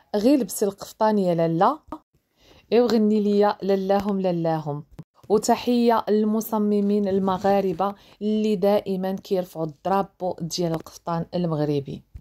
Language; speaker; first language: Arabic; native; Arabic